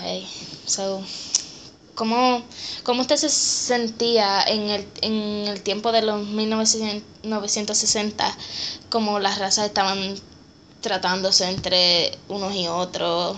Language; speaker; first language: Spanish; early bilingual, heritage; Spanish